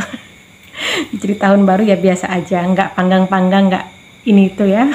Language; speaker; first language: Indonesian; native; Indonesian